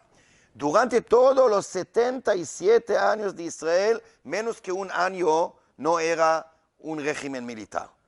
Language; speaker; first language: Spanish; non-native, learner; Hebrew